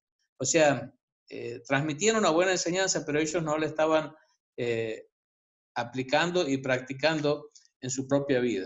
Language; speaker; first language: Spanish; native; Spanish